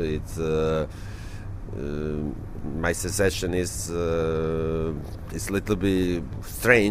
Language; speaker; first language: English; non-native, learner; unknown